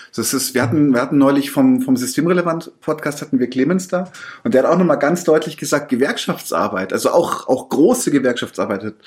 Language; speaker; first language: German; native; German